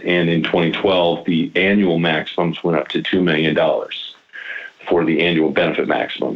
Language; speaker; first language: English; native; English